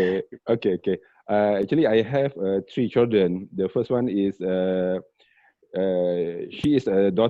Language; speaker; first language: English; non-native, learner; Malay